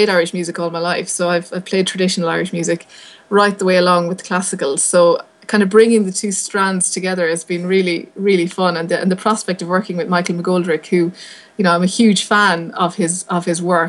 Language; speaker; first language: English; native; English